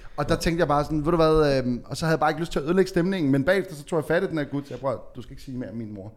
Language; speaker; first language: Danish; native; Danish